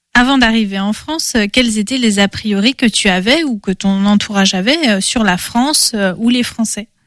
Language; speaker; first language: French; native; French